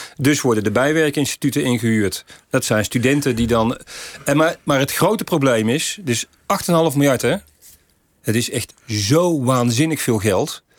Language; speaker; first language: Dutch; native; Dutch